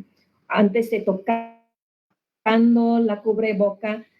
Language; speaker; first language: Spanish; non-native, learner; English